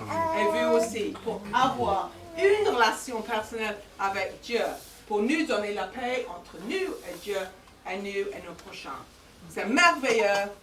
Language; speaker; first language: French; non-native, fluent; English